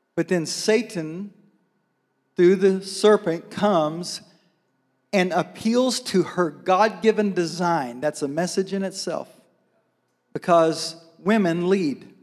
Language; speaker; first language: English; native; English